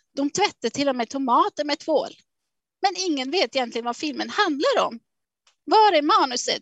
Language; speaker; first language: Swedish; non-native, fluent; Swiss German